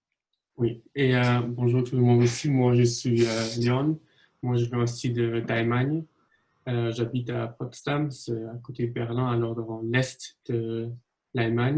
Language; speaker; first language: French; non-native, fluent; German